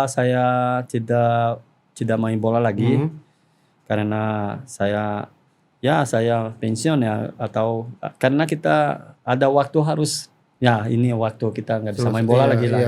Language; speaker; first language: Indonesian; non-native, fluent; Portuguese